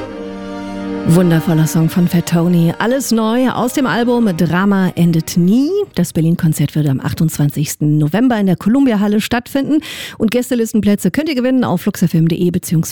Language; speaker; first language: German; native; German